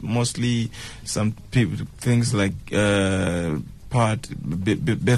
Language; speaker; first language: English; non-native, fluent; Tsonga